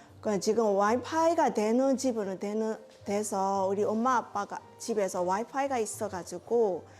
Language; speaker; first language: Korean; non-native, learner; Burmese